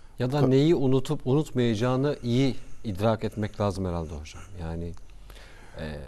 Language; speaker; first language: Turkish; native; Turkish